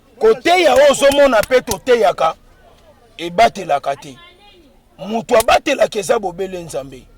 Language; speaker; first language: Lingala; native; Lingala